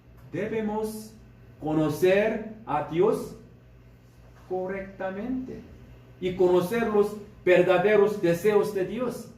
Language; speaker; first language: Spanish; non-native, learner; Korean